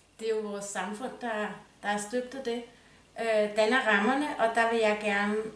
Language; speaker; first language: Danish; native; Danish